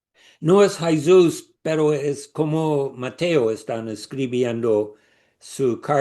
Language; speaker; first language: Spanish; non-native, learner; English